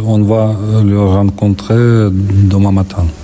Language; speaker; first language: French; non-native, learner; Ukrainian